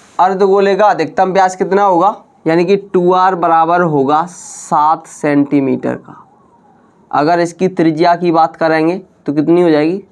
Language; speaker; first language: Hindi; native; Hindi